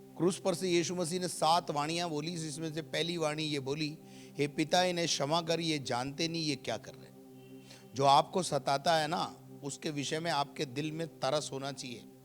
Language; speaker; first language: Hindi; native; Hindi